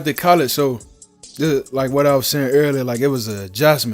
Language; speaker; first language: English; native; English